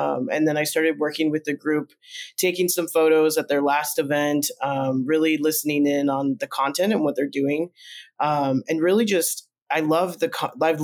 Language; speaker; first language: English; early bilingual, other home language; Spanish